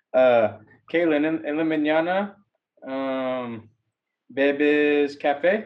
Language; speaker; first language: Spanish; non-native, learner; English